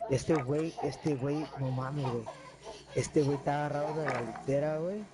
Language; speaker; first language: Spanish; early bilingual, heritage; Spanish